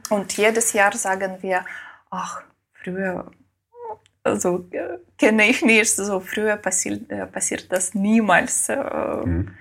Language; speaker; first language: German; non-native, learner; Ukrainian